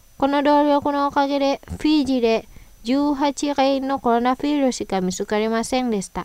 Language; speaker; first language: Japanese; non-native, fluent; Indonesian